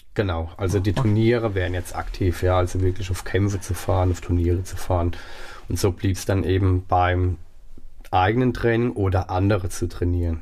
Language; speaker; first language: German; native; German